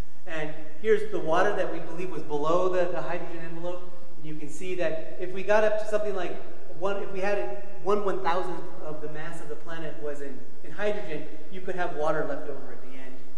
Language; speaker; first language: English; native; English